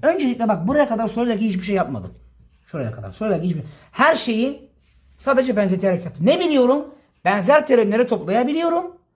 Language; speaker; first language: Turkish; native; Turkish